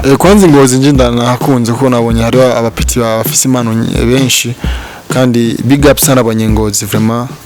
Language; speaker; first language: Rundi; non-native, local second language; Swahili